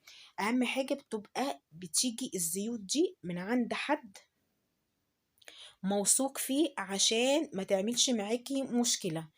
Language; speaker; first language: Arabic; native; Arabic